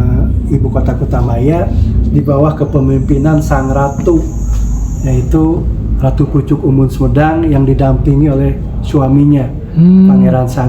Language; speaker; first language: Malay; non-native, local second language; Sundanese